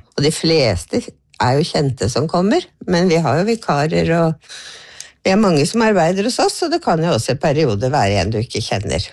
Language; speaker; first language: Norwegian; native; Norwegian